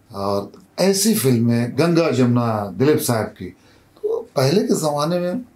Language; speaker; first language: Hindi; native; Hindi